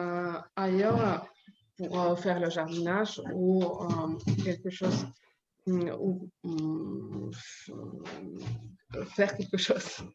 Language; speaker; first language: French; non-native, learner; Ukrainian